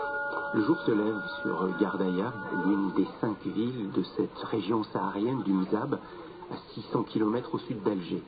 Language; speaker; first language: French; native; French